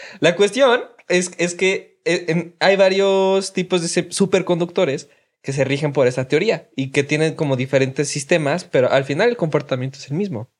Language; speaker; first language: Spanish; native; Spanish